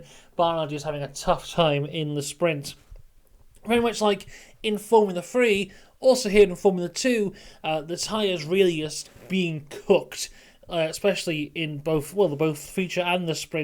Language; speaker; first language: English; native; English